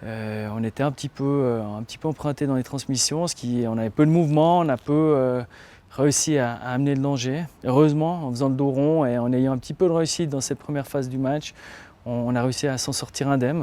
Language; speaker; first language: French; native; French